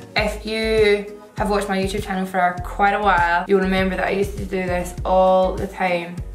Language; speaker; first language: English; native; English